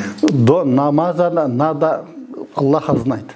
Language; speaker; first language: Russian; non-native, learner; Kyrgyz